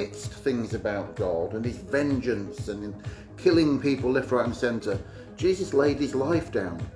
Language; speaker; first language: English; native; English